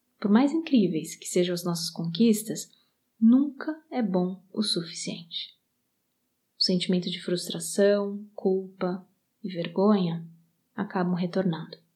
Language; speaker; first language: Portuguese; native; Portuguese